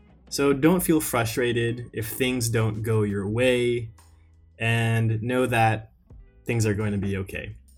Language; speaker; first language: English; native; English